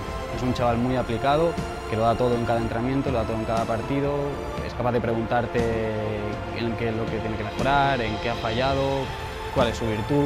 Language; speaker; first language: Spanish; native; Spanish